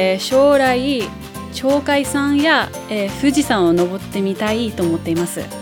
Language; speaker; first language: Japanese; non-native, fluent; English